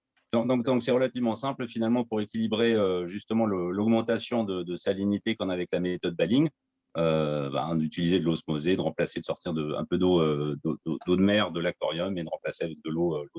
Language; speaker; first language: French; native; French